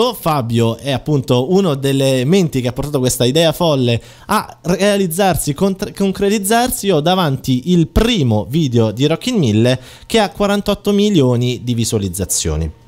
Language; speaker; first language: Italian; native; Italian